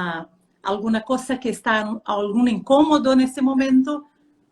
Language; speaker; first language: Spanish; non-native, fluent; Portuguese